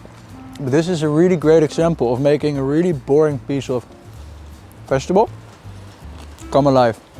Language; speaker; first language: English; non-native, fluent; Dutch